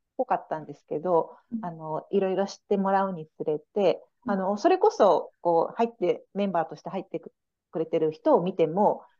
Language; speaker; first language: Japanese; native; Japanese